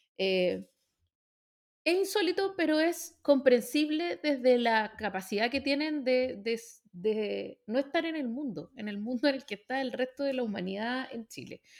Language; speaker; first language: Spanish; native; Spanish